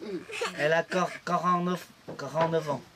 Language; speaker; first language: French; non-native, local second language; Lao